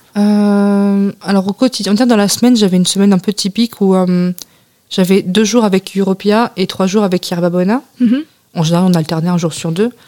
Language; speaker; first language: French; native; French